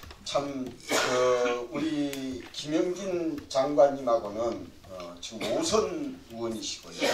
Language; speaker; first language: Korean; native; Korean